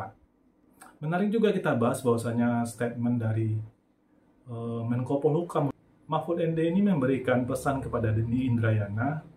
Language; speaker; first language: Indonesian; native; Indonesian